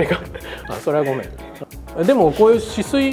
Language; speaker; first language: Japanese; native; Japanese